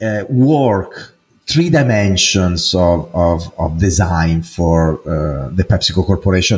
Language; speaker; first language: English; non-native, fluent; Italian